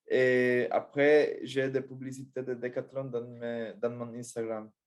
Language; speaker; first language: French; non-native, fluent; Spanish